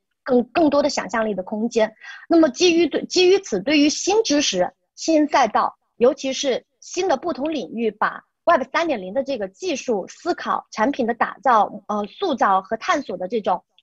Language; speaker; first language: Chinese; native; Chinese